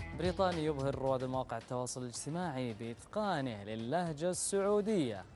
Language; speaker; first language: Arabic; native; Arabic